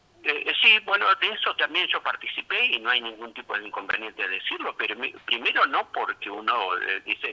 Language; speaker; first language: Spanish; native; Spanish